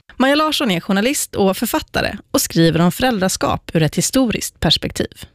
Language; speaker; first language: Swedish; native; Swedish